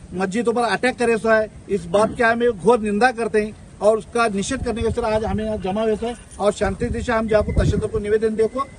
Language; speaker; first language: Hindi; native; Hindi